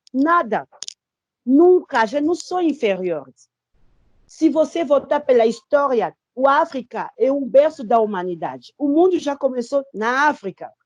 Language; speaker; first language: Portuguese; non-native, fluent; Lingala